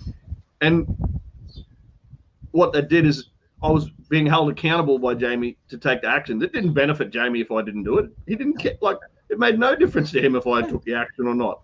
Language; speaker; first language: English; native; English